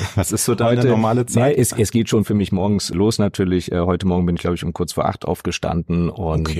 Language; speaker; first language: German; native; German